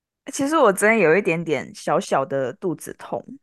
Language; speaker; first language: Chinese; native; Chinese